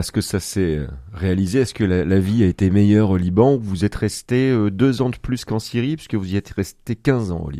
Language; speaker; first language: French; native; French